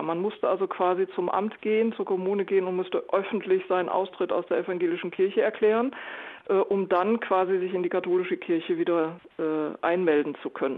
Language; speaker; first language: German; native; German